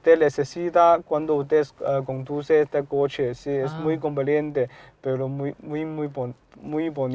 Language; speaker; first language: Spanish; non-native, learner; Chinese